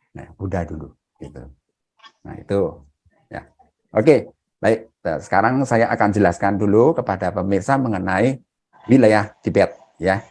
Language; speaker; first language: Indonesian; native; Indonesian